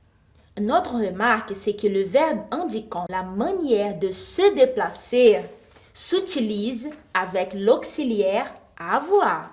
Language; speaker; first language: French; non-native, fluent; Portuguese